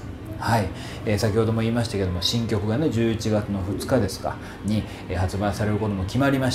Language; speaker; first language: Japanese; native; Japanese